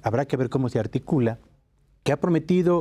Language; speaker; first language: Spanish; native; Spanish